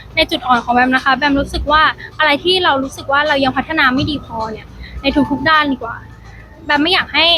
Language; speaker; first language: Thai; native; Thai